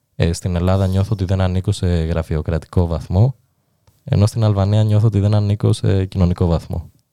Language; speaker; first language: Greek; early bilingual, other home language; Albanian